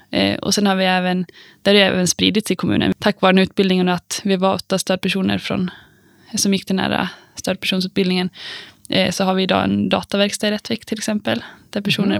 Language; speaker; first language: Swedish; native; Swedish